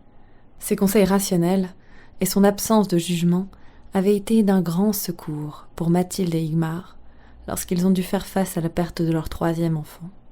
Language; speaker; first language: French; native; French